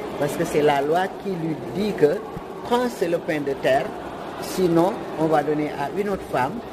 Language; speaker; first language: French; non-native, local second language; Wolof